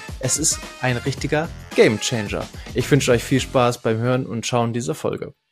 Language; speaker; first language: German; native; German